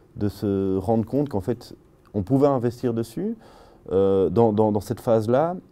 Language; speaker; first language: French; native; French